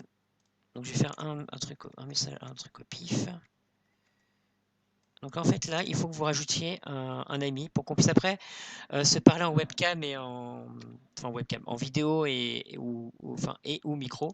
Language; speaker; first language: French; native; French